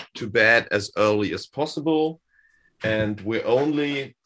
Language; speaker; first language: English; non-native, fluent; German